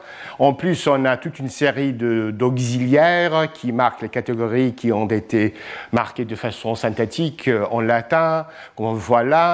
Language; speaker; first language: French; non-native, fluent; English